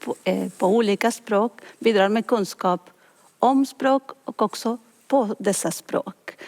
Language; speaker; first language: Swedish; non-native, fluent; Spanish